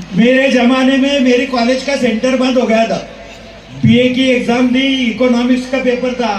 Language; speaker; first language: Hindi; non-native, local second language; Marathi